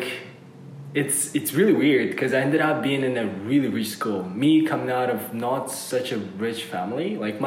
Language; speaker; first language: English; early bilingual, other home language; Uzbek